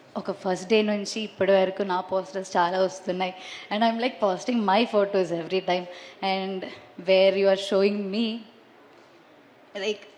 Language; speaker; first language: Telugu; non-native, learner; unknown